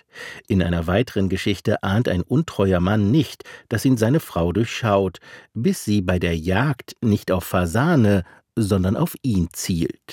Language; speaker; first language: German; native; German